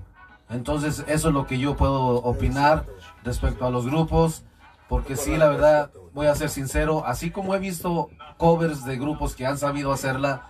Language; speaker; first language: Spanish; native; Spanish